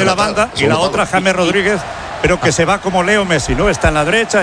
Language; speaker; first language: Spanish; native; Spanish